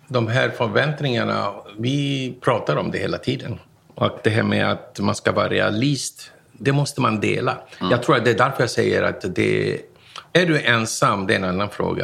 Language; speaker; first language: Swedish; non-native, fluent; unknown